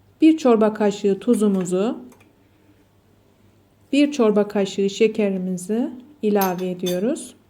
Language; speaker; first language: Turkish; native; Turkish